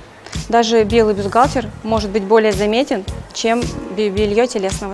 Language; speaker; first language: Russian; native; Russian